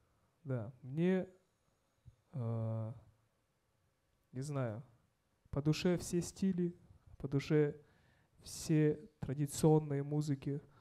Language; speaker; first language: Russian; non-native, local second language; Kazakh